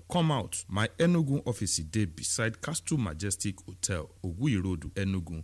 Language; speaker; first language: Nigerian Pidgin; non-native, local second language; Yoruba